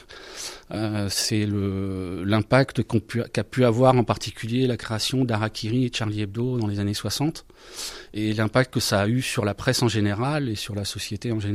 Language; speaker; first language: French; native; French